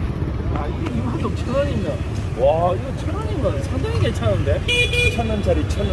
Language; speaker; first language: Korean; native; Korean